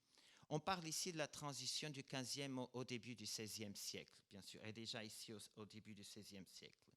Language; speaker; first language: French; non-native, fluent; Portuguese